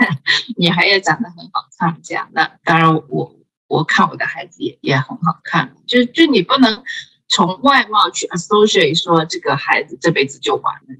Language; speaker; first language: Chinese; native; Chinese